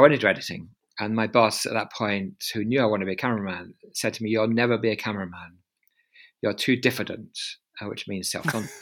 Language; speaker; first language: English; native; English